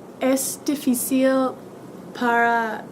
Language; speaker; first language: Spanish; non-native, learner; English